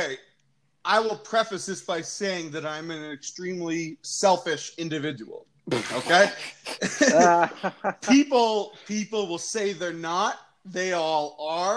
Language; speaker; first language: English; native; English